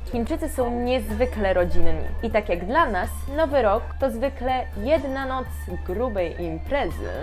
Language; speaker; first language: Polish; native; Polish